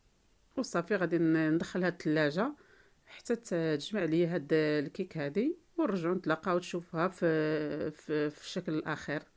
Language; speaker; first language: Arabic; native; Arabic